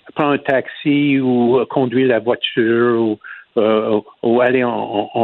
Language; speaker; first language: French; non-native, fluent; Chinese